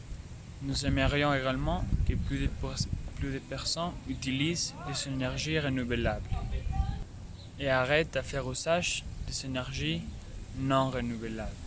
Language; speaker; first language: French; non-native, learner; Spanish